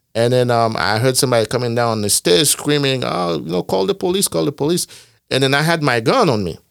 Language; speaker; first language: English; non-native, fluent; Haitian Creole